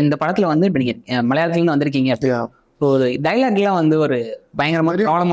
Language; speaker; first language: Tamil; native; Tamil